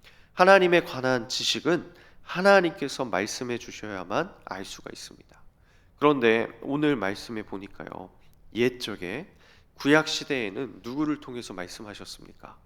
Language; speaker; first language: Korean; native; Korean